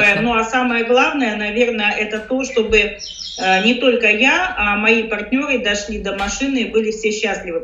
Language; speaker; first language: Russian; native; Russian